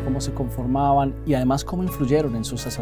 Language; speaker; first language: Spanish; native; Spanish